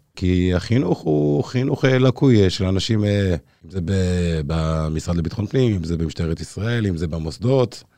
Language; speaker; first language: Hebrew; early bilingual, other home language; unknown